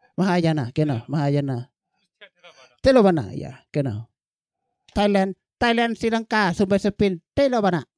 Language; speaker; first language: German; non-native, learner; Thai